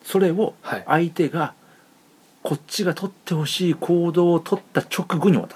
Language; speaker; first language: Japanese; native; Japanese